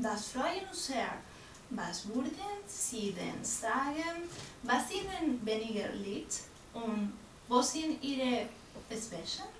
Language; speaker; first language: German; non-native, learner; Spanish